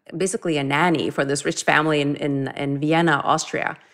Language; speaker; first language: English; non-native, fluent; Norwegian